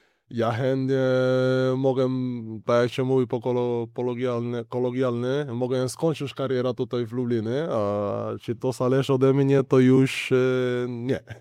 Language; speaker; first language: Polish; non-native, learner; Spanish